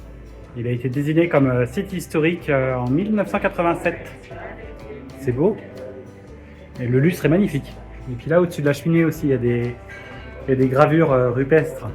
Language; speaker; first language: French; native; French